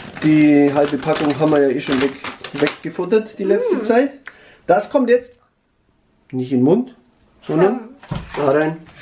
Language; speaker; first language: German; native; German